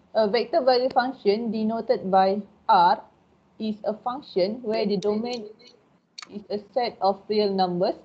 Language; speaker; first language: English; non-native, local second language; Malay